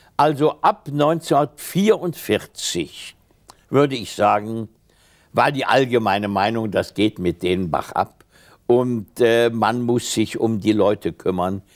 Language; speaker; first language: German; native; German